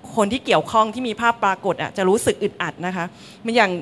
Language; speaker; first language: Thai; native; Thai